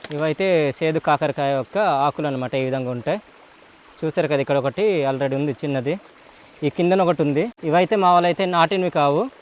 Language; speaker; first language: Telugu; non-native, local second language; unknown